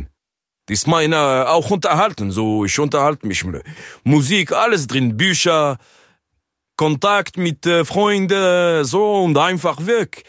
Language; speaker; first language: German; non-native, learner; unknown